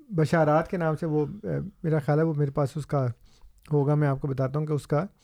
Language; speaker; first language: Urdu; non-native, local second language; Punjabi